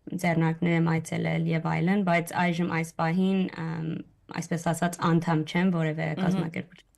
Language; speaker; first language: Armenian; early bilingual, heritage; Armenian